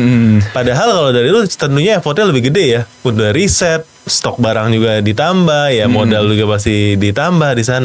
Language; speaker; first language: Indonesian; native; Indonesian